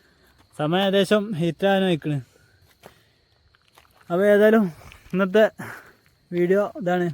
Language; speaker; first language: Malayalam; native; Malayalam